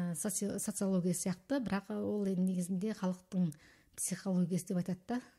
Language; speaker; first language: Kazakh; early bilingual, heritage; Kazakh